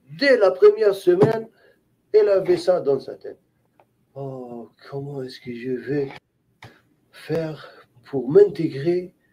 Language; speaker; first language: French; non-native, local second language; Haitian Creole